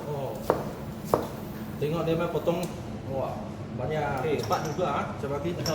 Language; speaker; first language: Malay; non-native, local second language; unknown